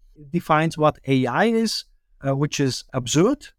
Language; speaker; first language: English; early bilingual, other home language; German